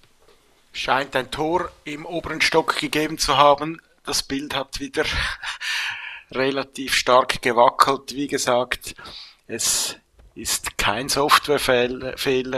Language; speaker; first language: German; native; German